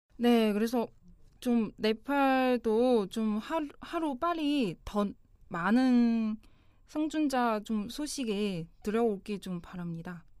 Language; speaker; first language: Korean; non-native, local second language; Chinese